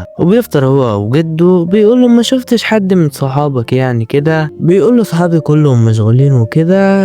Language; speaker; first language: Arabic; native; Arabic